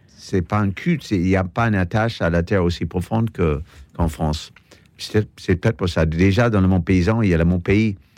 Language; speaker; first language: French; non-native, fluent; English